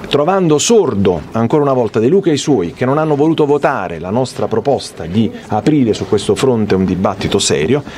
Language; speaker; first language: Italian; native; Italian